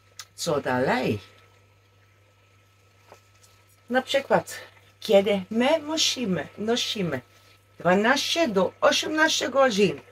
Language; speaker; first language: Polish; non-native, learner; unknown